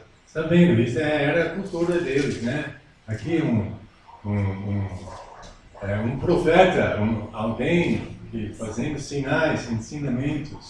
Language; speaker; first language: Portuguese; non-native, fluent; English